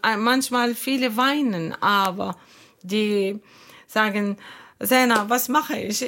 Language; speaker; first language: German; non-native, learner; Arabic